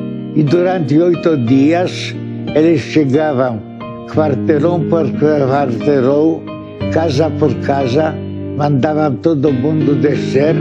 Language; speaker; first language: Portuguese; non-native, fluent; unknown